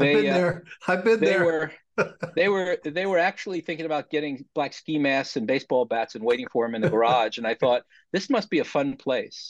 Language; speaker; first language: English; native; English